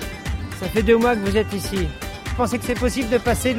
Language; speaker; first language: French; non-native, learner; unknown